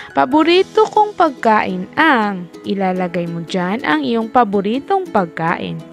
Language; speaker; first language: Filipino; non-native, local second language; Maranao